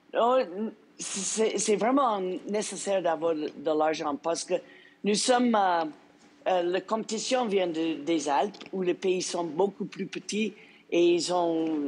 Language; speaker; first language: French; non-native, local second language; English